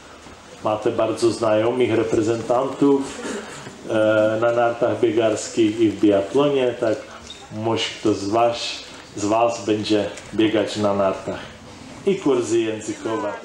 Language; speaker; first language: Polish; non-native, learner; Czech